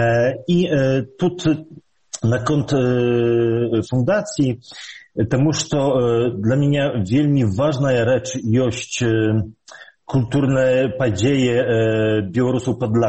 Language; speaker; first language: Belarusian; early bilingual, heritage; Polish